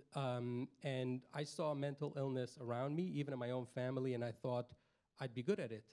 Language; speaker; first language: English; native; English